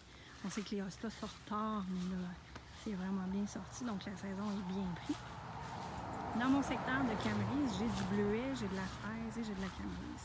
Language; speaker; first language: French; native; French